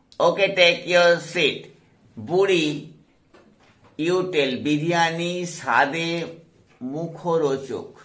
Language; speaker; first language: English; non-native, fluent; Bangla